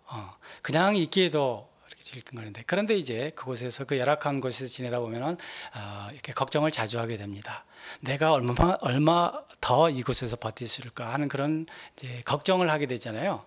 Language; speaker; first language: Korean; native; Korean